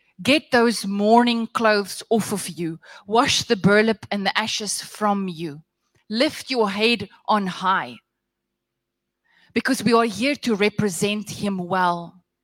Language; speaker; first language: English; non-native, local second language; Afrikaans